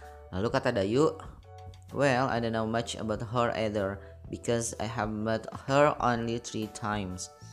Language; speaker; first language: English; non-native, fluent; Indonesian